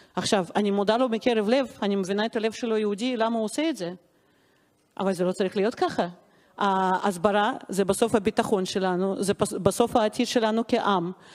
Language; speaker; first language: Hebrew; non-native, fluent; Russian